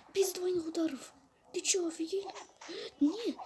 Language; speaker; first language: Russian; non-native, local second language; Kazakh